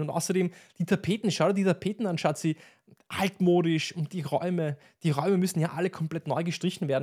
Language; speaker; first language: German; native; German